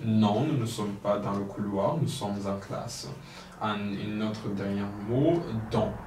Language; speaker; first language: French; non-native, local second language; Kinyarwanda